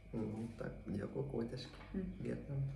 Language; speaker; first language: Vietnamese; non-native, learner; Finnish